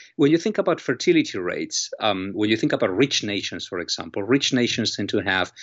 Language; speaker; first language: English; non-native, fluent; Spanish